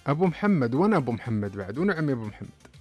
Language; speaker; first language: Arabic; native; Arabic